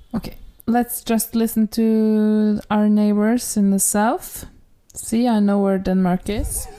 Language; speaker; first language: English; non-native, fluent; Norwegian